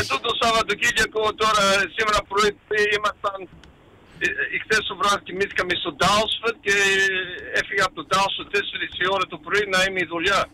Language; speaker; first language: Greek; early bilingual, heritage; Greek